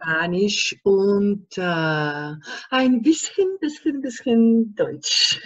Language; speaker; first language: German; non-native, learner; Greek